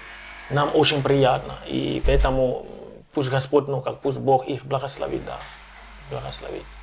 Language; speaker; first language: Russian; non-native, local second language; Ukrainian